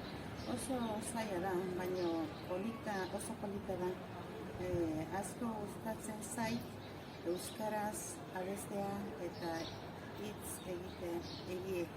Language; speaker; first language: Basque; non-native, learner; Spanish